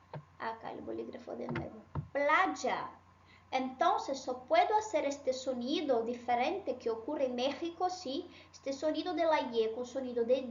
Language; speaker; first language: Spanish; non-native, fluent; Portuguese